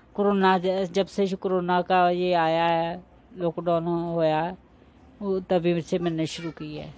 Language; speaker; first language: Hindi; native; Hindi